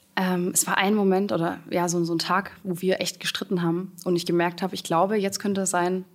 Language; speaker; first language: German; native; German